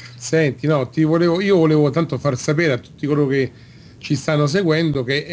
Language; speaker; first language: Italian; native; Italian